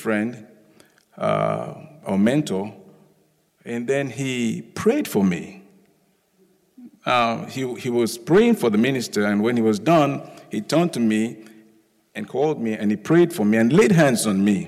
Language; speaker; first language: English; non-native, local second language; Yoruba